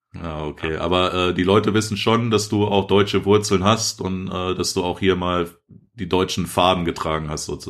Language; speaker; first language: German; native; German